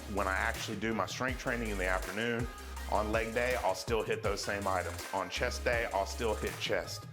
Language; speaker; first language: English; native; English